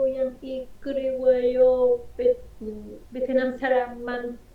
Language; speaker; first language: Korean; non-native, learner; Vietnamese